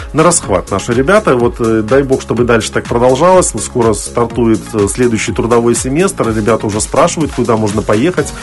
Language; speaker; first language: Russian; native; Russian